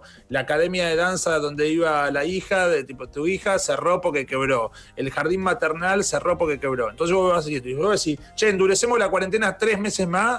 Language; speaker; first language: Spanish; native; Spanish